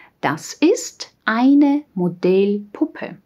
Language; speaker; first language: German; non-native, fluent; Russian